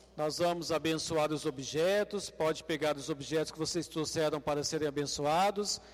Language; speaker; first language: Portuguese; native; Portuguese